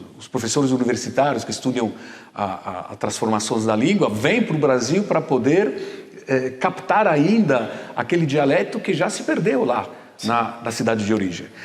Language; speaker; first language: Portuguese; non-native, fluent; Italian